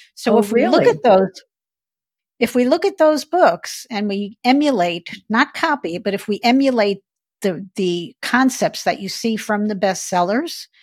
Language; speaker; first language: English; native; English